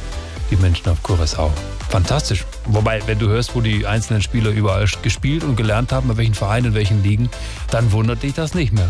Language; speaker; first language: German; native; German